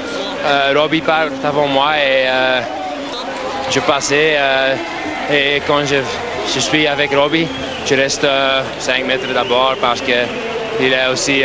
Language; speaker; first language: French; non-native, learner; Dutch